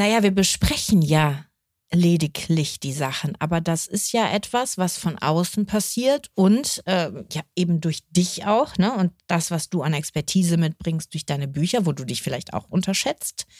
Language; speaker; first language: German; native; German